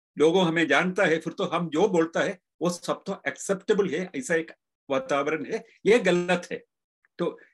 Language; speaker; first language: Hindi; non-native, local second language; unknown